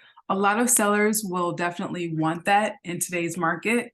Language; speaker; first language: English; native; English